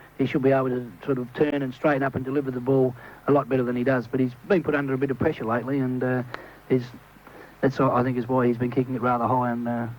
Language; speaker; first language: English; native; English